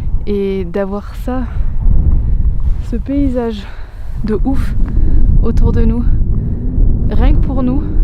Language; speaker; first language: French; native; French